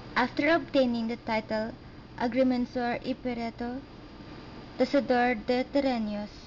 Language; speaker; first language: English; non-native, local second language; Filipino